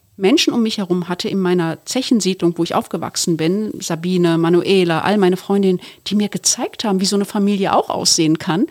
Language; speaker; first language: German; early bilingual, other home language; Turkish